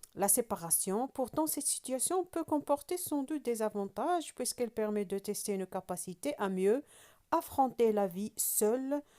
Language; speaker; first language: French; non-native, local second language; Arabic